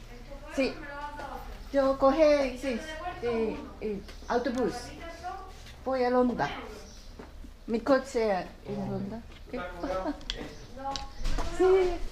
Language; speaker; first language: Spanish; non-native, learner; Japanese